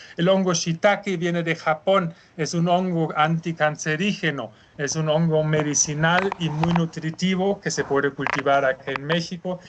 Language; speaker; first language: Spanish; non-native, fluent; German